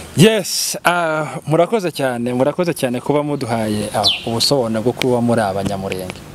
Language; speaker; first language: Kinyarwanda; native; Kinyarwanda